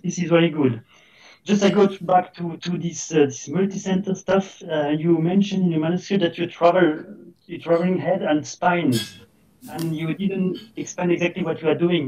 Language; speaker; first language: English; non-native, fluent; French